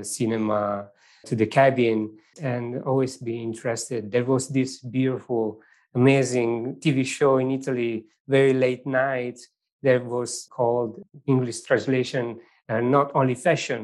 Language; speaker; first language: English; non-native, fluent; Italian